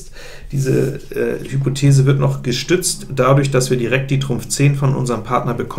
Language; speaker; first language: German; native; German